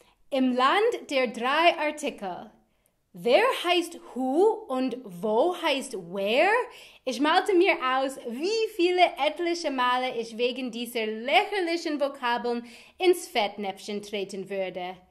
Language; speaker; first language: German; non-native, fluent; English